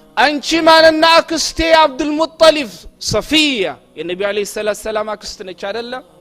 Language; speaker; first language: Amharic; non-native, local second language; Oromo